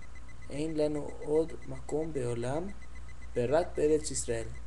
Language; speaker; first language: Hebrew; non-native, learner; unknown